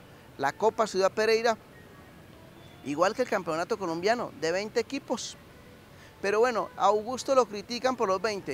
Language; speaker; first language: Spanish; native; Spanish